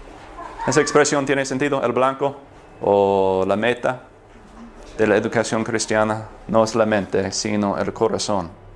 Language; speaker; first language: Spanish; non-native, fluent; English